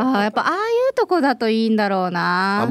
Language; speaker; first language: Japanese; native; Japanese